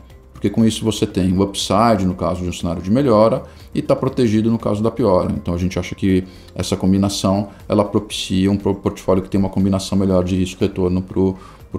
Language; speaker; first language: Portuguese; native; Portuguese